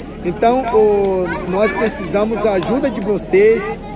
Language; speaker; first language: Portuguese; non-native, local second language; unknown